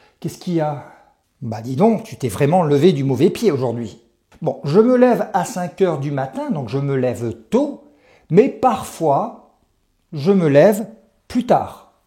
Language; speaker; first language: French; native; French